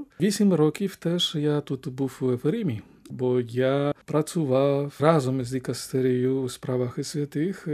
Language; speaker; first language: Ukrainian; non-native, fluent; Spanish